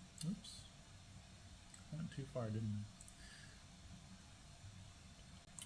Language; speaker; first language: English; native; English